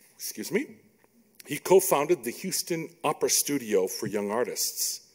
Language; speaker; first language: English; native; English